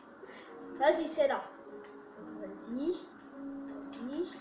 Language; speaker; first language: French; native; French